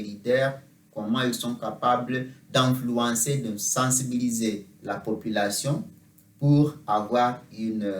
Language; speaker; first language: French; non-native, fluent; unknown